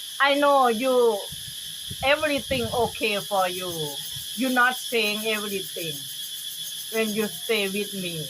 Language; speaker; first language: English; non-native, learner; Thai